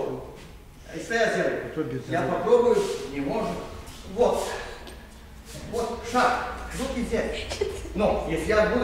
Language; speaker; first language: Russian; non-native, learner; Serbian